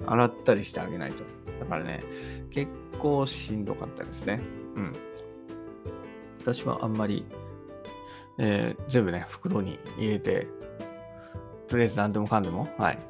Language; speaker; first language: Japanese; native; Japanese